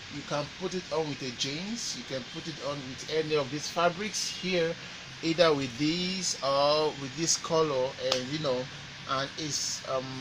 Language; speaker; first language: English; non-native, local second language; Igbo